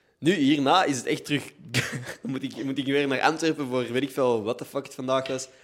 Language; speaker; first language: Dutch; native; Dutch